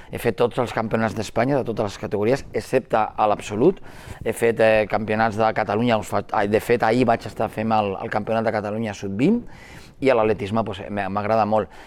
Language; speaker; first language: Catalan; non-native, local second language; Spanish